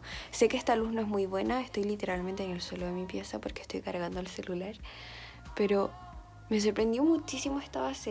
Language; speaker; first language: Spanish; native; Spanish